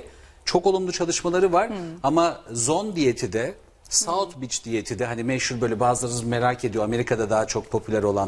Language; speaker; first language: Turkish; native; Turkish